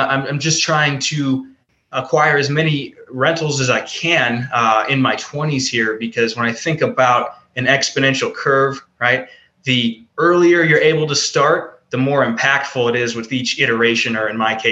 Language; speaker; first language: English; native; English